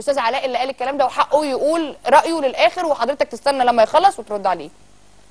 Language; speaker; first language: Arabic; native; Arabic